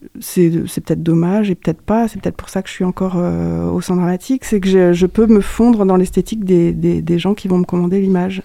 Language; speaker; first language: French; native; French